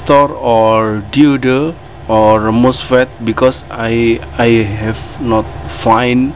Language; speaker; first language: English; non-native, learner; Indonesian